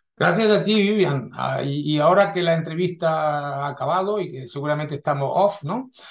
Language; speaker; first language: Spanish; early bilingual, heritage; Spanish